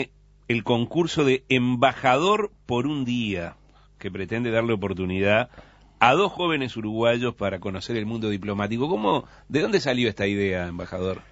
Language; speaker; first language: Spanish; native; Spanish